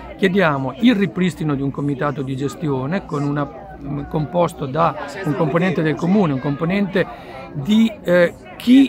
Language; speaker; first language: Italian; native; Italian